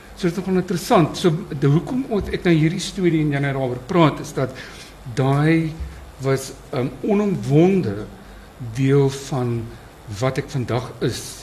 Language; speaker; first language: Afrikaans; native; Afrikaans